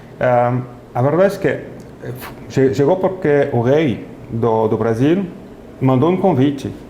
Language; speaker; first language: Portuguese; non-native, fluent; French